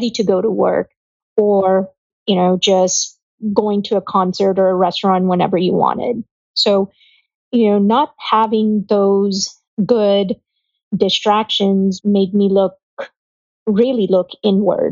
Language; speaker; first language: English; non-native, local second language; Gujarati